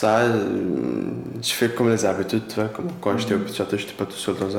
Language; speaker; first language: French; non-native, learner; Persian